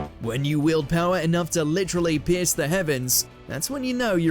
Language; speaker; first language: English; native; English